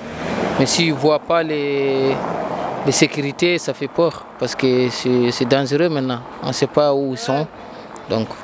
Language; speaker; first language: French; non-native, learner; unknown